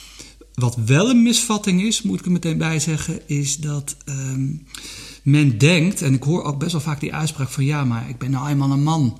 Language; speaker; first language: Dutch; native; Dutch